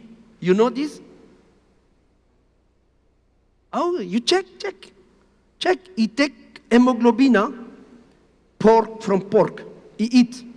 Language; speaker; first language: English; non-native, learner; Spanish